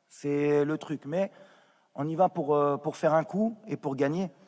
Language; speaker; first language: French; native; French